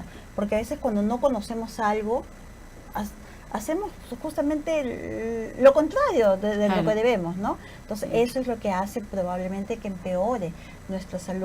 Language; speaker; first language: Spanish; native; Spanish